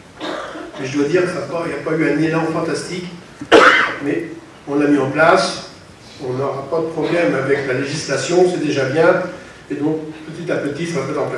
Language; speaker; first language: French; native; French